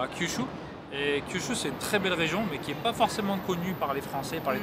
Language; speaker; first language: French; native; French